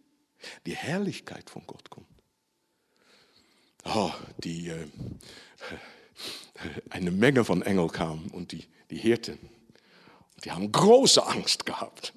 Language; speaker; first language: German; non-native, fluent; Dutch